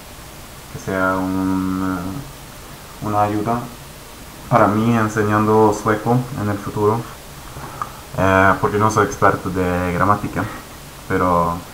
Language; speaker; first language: Spanish; non-native, fluent; Swedish